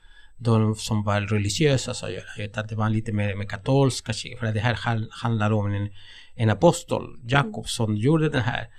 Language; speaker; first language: Swedish; non-native, fluent; Spanish